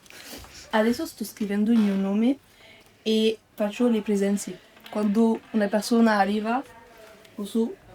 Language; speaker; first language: Italian; non-native, learner; French